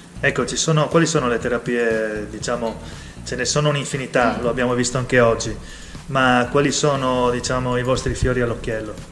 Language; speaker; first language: Italian; native; Italian